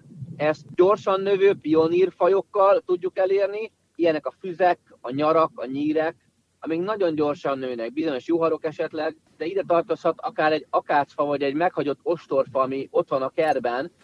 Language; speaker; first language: Hungarian; native; Hungarian